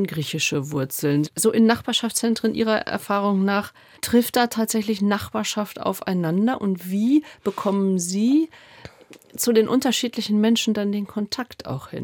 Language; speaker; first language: German; native; German